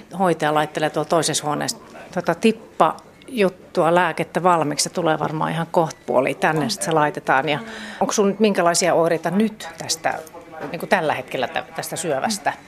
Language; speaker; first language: Finnish; native; Finnish